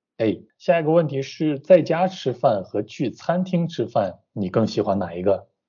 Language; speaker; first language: Chinese; native; Chinese